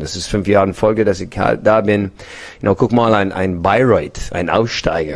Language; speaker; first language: German; non-native, fluent; English